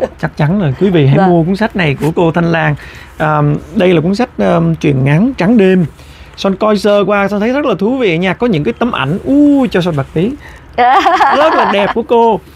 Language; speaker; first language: Vietnamese; early bilingual, heritage; Vietnamese